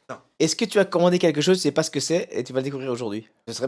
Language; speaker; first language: French; native; French